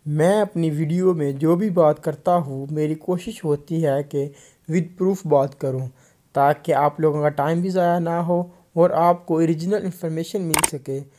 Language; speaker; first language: Urdu; non-native, local second language; Punjabi